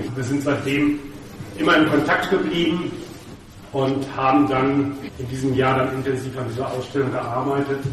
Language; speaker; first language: German; native; German